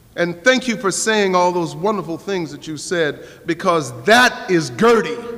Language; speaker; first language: English; native; English